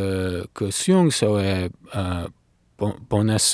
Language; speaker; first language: Korean; non-native, learner; English